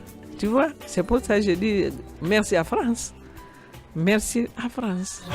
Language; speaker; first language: French; non-native, learner; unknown